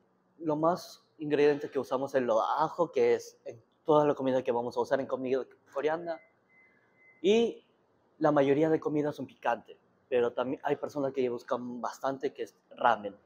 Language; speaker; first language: Spanish; early bilingual, heritage; Korean